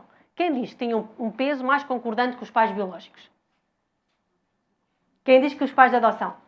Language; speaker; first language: Portuguese; native; Portuguese